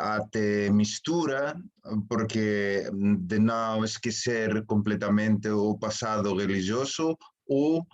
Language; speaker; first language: Portuguese; non-native, fluent; Spanish